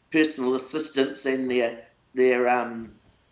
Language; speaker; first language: English; native; English